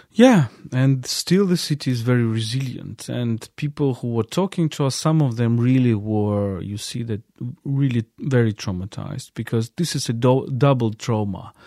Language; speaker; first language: English; non-native, fluent; Ukrainian